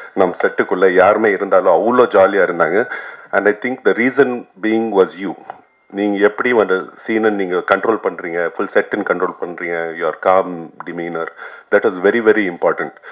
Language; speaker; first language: Tamil; non-native, fluent; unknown